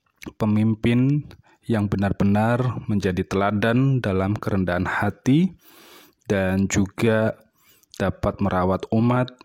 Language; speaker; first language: Indonesian; native; Indonesian